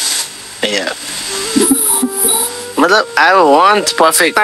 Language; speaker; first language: English; non-native, learner; Nepali